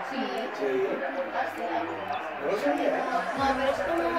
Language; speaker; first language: Spanish; early bilingual, other home language; Filipino